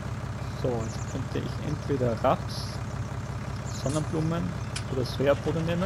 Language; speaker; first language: German; native; German